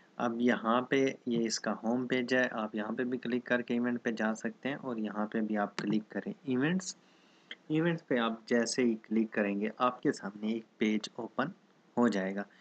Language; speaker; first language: Urdu; non-native, local second language; Saraiki